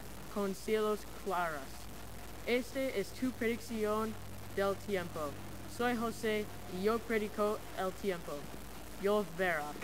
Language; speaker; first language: Spanish; non-native, learner; English